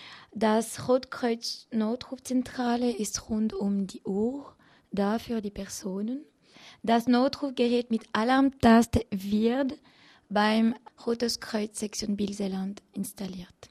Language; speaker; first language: German; non-native, learner; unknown